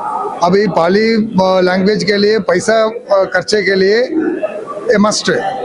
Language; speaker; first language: Hindi; non-native, local second language; Tamil